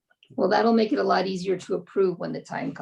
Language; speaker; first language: English; native; English